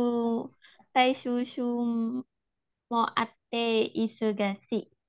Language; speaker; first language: Japanese; non-native, learner; Indonesian